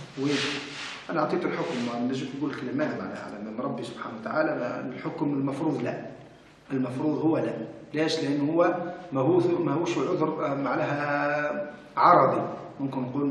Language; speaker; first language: Arabic; native; Arabic